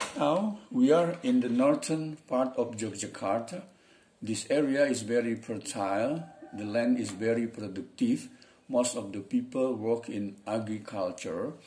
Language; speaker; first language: English; non-native, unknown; Indonesian